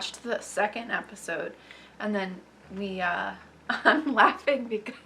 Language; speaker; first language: English; native; English